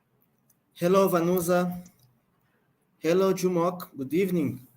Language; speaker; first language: English; non-native, learner; Portuguese